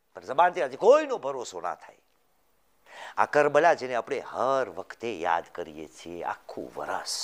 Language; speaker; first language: Gujarati; early bilingual, heritage; Gujarati